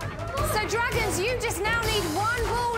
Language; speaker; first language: English; native; English